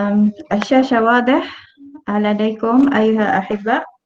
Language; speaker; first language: Arabic; non-native, fluent; Malay